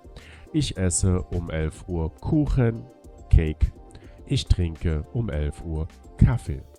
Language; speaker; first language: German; non-native, fluent; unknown